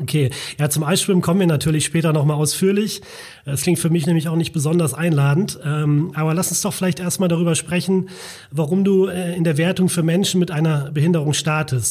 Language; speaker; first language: German; native; German